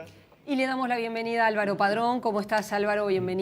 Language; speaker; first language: Spanish; native; Spanish